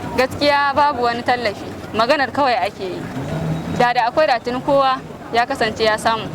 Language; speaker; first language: Hausa; native; Hausa